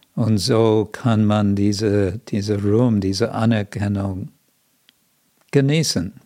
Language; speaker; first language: German; non-native, fluent; English